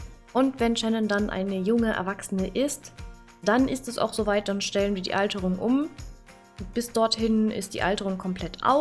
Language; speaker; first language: German; native; German